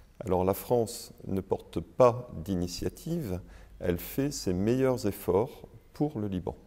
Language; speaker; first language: French; native; French